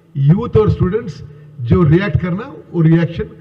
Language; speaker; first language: Hindi; non-native, local second language; Telugu